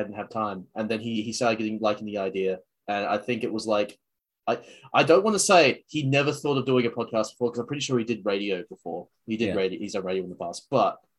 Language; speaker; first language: English; native; English